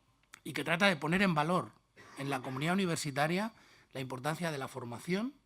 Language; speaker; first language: Spanish; native; Spanish